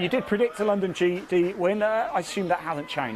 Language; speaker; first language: English; native; English